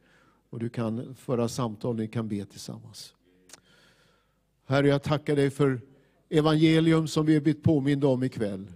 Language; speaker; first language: Swedish; native; Swedish